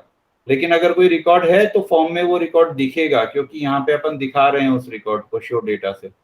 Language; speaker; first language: Hindi; native; Hindi